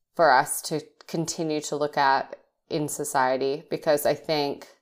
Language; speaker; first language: English; native; English